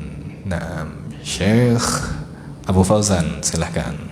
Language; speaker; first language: Indonesian; native; Indonesian